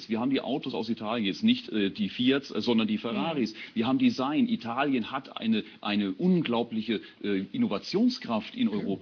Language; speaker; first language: German; native; German